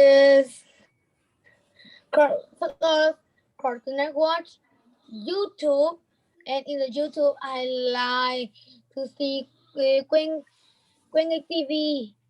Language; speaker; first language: English; non-native, learner; Vietnamese